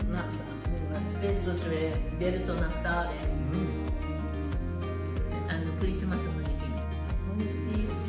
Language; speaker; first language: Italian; non-native, learner; Japanese